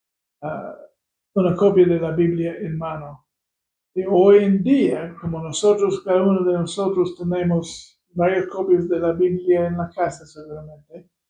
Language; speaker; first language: Spanish; non-native, fluent; English